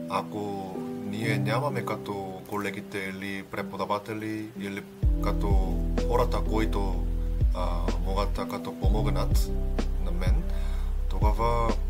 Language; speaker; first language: Bulgarian; non-native, learner; Korean